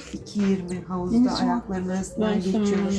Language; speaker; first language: Turkish; native; Turkish